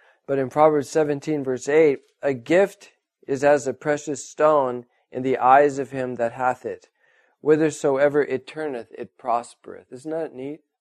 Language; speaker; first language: English; native; English